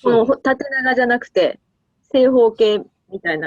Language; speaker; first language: Japanese; native; Japanese